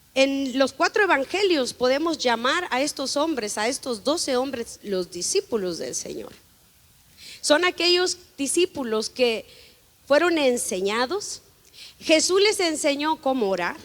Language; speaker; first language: Spanish; native; Spanish